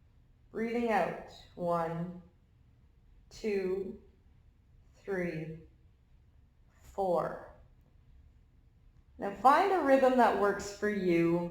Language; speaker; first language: English; native; English